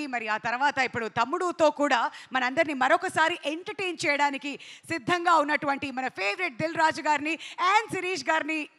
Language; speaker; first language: Telugu; native; Telugu